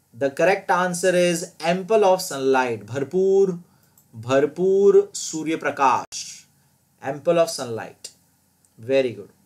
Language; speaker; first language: Hindi; non-native, local second language; Gujarati